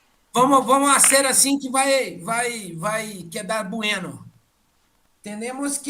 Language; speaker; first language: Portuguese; non-native, learner; Spanish